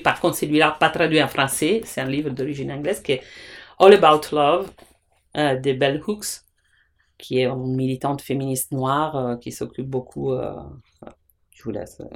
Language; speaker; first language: French; non-native, fluent; Italian